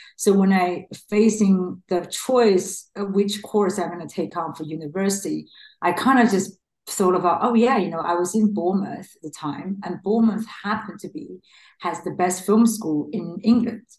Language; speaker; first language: English; non-native, fluent; Chinese